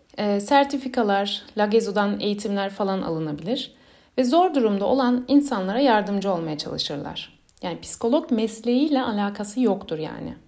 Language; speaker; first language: Turkish; early bilingual, heritage; Turkish